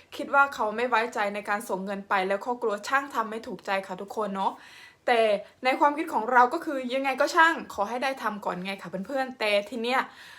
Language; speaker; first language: Thai; non-native, local second language; Khmer